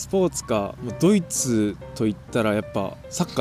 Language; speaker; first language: Japanese; native; Japanese